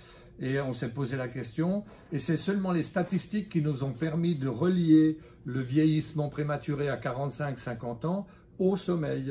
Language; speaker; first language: French; native; French